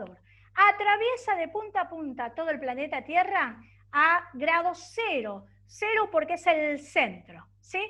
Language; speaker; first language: Spanish; native; Spanish